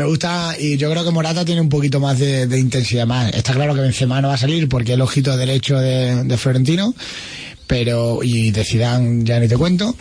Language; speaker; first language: Spanish; native; Spanish